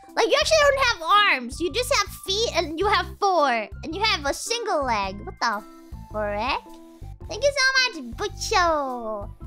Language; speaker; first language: English; non-native, fluent; Italian